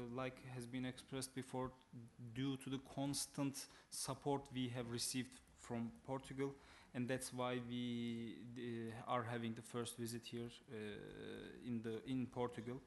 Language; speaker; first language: English; non-native, fluent; Turkish